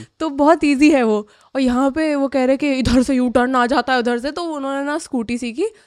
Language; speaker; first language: Hindi; native; Hindi